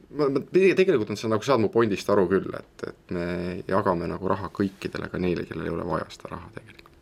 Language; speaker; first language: Estonian; native; Estonian